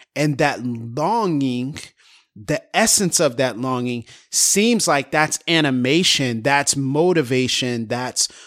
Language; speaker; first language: English; early bilingual, other home language; Yoruba